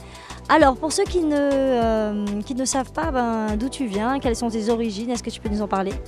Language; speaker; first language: French; native; French